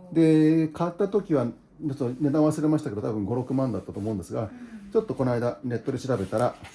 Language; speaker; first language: Japanese; native; Japanese